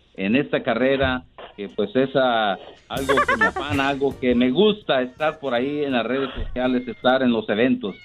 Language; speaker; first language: Spanish; native; Spanish